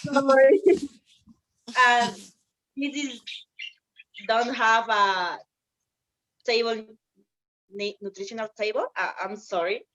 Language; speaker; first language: English; non-native, learner; Spanish